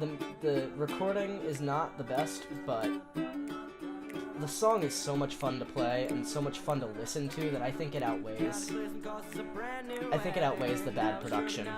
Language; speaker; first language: English; native; English